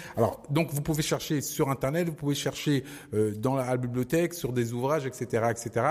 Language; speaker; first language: French; early bilingual, other home language; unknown